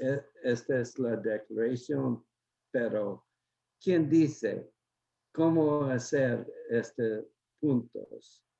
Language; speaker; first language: Spanish; non-native, learner; English